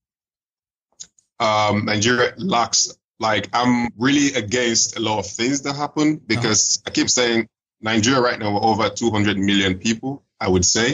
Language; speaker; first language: English; non-native, local second language; Igbo